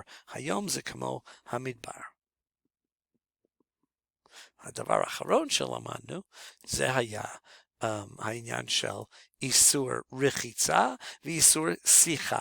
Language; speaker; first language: Hebrew; non-native, fluent; English